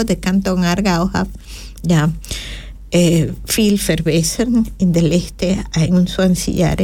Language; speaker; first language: German; non-native, fluent; Spanish